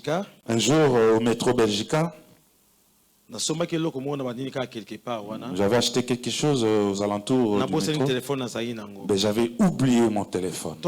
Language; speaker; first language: French; non-native, local second language; Lingala